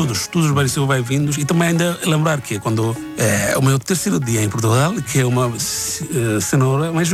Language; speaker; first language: Portuguese; non-native, learner; Bangla